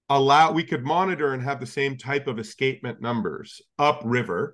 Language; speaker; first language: English; native; English